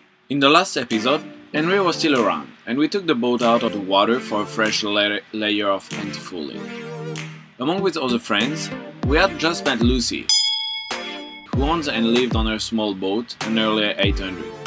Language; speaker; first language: English; non-native, fluent; French